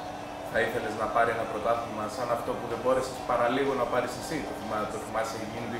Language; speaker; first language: Greek; native; Greek